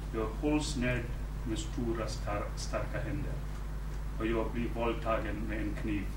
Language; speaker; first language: Swedish; non-native, fluent; Wolof